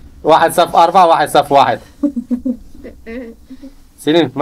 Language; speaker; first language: Arabic; non-native, local second language; Kurdish